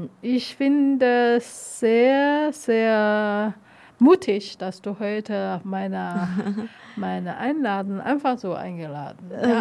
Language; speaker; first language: German; non-native, learner; Chinese